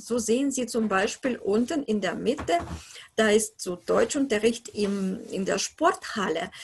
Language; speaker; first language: German; non-native, fluent; Russian